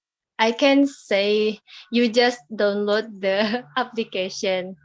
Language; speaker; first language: English; non-native, learner; Indonesian